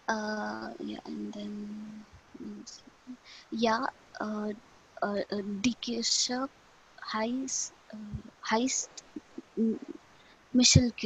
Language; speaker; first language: German; non-native, learner; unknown